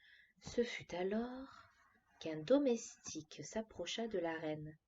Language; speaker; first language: French; native; French